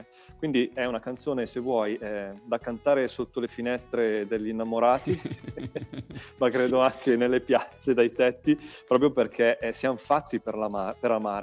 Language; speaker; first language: Italian; native; Italian